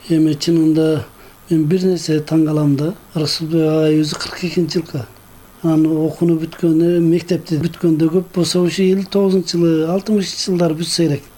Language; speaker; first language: Kyrgyz; native; Kyrgyz